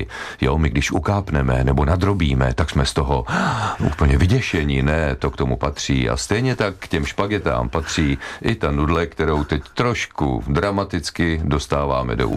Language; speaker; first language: Czech; native; Czech